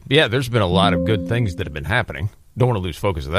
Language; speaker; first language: English; native; English